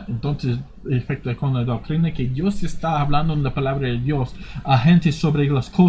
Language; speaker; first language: Spanish; non-native, fluent; English